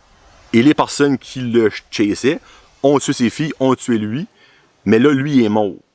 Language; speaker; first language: French; native; French